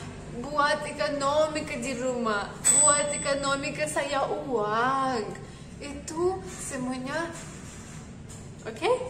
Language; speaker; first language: Indonesian; non-native, learner; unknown